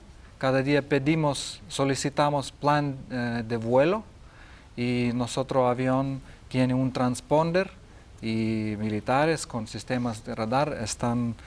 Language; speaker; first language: Spanish; non-native, learner; Lithuanian